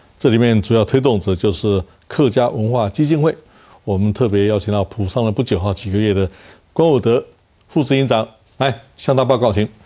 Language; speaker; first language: Chinese; native; Chinese